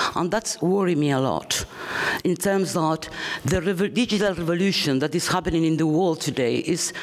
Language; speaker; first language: English; non-native, fluent; Spanish